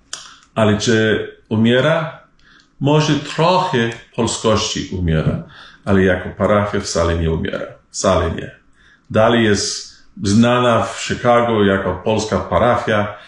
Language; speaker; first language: Polish; early bilingual, heritage; Polish